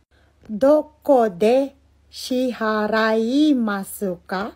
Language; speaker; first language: Japanese; non-native, fluent; Filipino